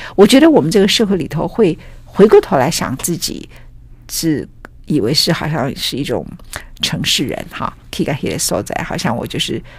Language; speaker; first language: Chinese; native; Chinese